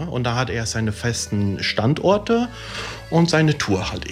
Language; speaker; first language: German; early bilingual, other home language; Italian